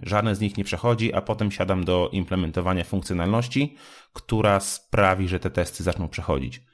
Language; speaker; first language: Polish; native; Polish